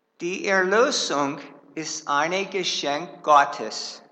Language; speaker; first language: German; non-native, fluent; English